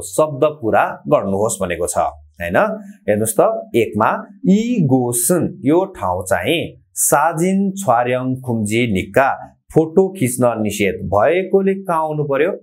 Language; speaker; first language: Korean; non-native, fluent; Nepali